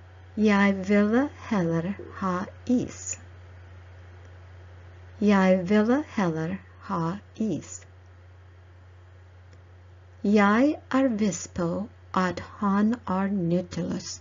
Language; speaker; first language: Norwegian; non-native, learner; English